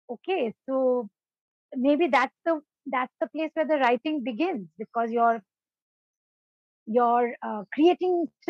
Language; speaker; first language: English; non-native, local second language; Bangla